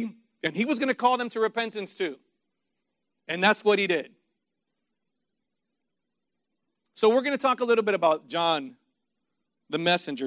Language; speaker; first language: English; native; English